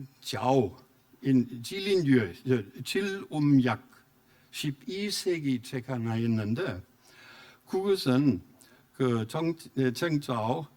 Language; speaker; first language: Korean; non-native, fluent; German